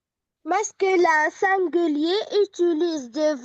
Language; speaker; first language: French; non-native, learner; Arabic